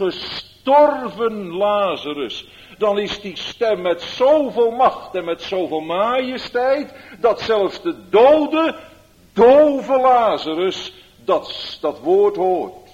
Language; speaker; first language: Dutch; native; Dutch